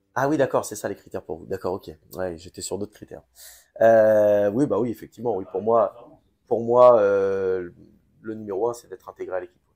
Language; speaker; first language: French; native; French